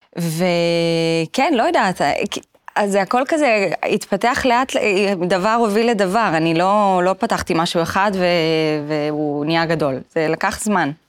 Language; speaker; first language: Hebrew; early bilingual, other home language; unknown